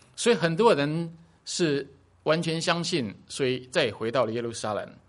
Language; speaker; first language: Chinese; native; Chinese